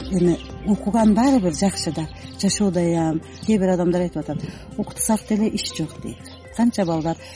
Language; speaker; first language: Kyrgyz; non-native, local second language; Uzbek